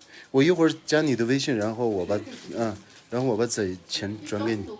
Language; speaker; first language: Chinese; non-native, fluent; Mongolian